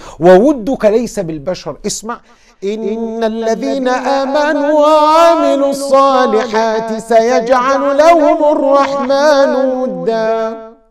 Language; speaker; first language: Arabic; native; Arabic